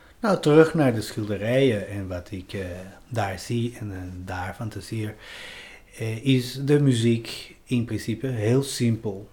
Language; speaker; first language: Dutch; non-native, fluent; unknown